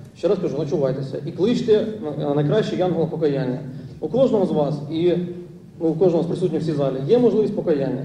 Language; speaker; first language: Ukrainian; non-native, local second language; Russian